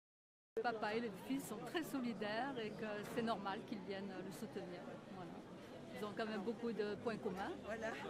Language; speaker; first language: French; native; French